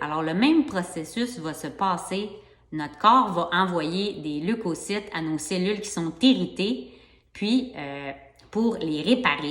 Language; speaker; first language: French; native; French